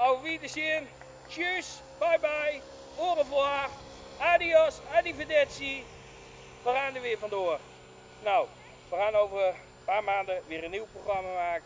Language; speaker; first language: Dutch; native; Dutch